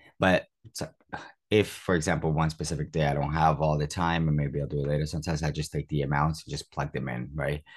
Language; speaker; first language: English; early bilingual, other home language; Spanish